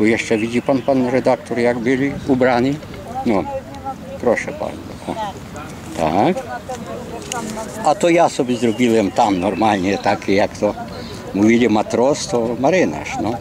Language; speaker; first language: Polish; early bilingual, heritage; Polish